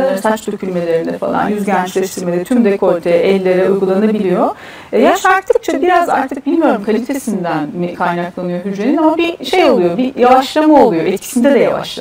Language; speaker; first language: Turkish; native; Turkish